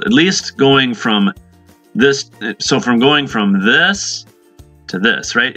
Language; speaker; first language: English; native; English